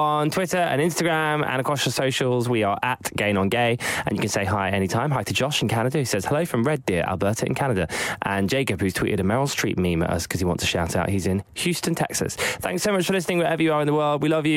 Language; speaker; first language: English; native; English